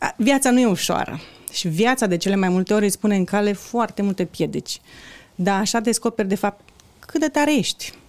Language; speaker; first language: Romanian; native; Romanian